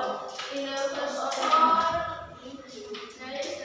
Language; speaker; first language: English; non-native, local second language; Indonesian